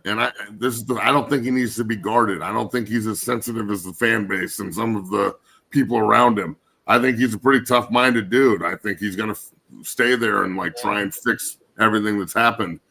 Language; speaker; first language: English; native; English